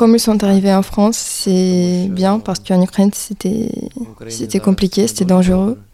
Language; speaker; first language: French; early bilingual, other home language; Ukrainian